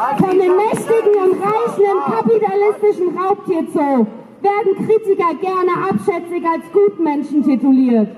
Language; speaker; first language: German; native; German